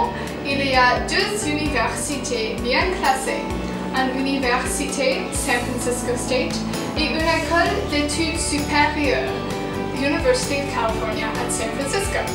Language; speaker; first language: French; non-native, learner; English